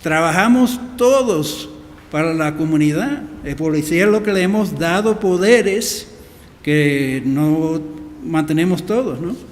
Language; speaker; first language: Spanish; early bilingual, heritage; Spanish